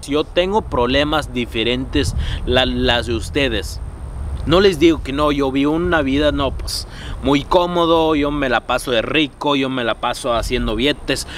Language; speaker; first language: Spanish; non-native, fluent; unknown